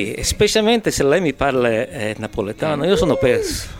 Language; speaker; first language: Italian; early bilingual, heritage; English